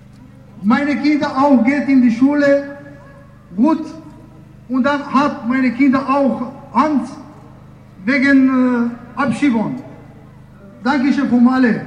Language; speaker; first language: German; non-native, learner; Serbian